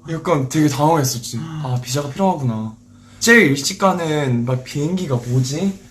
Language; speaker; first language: Korean; early bilingual, heritage; Korean